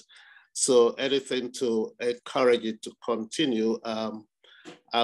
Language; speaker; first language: English; non-native, local second language; Igbo